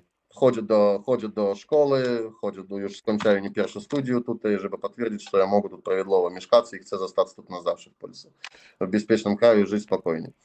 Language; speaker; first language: Polish; non-native, learner; Russian